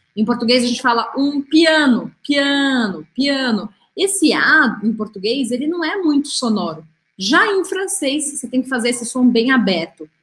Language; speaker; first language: Portuguese; native; Portuguese